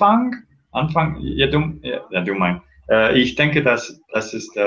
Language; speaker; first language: German; non-native, learner; English